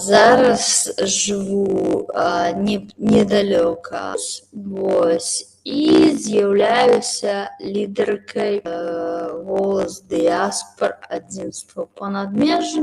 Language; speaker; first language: Belarusian; non-native, local second language; Russian